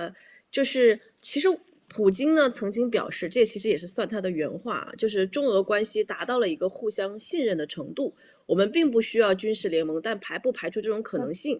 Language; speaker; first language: Chinese; native; Chinese